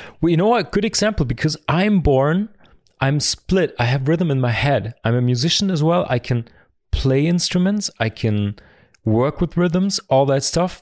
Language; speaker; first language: English; non-native, fluent; German